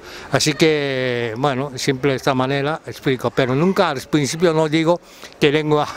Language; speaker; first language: Spanish; non-native, fluent; Japanese